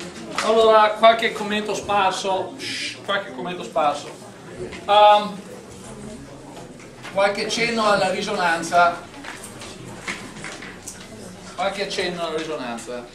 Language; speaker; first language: Italian; native; Italian